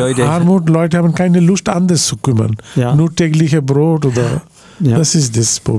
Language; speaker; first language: German; non-native, learner; Bangla